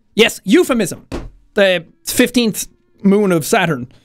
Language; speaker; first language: English; native; English